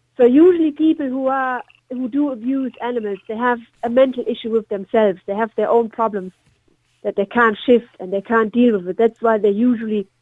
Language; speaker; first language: English; non-native, fluent; German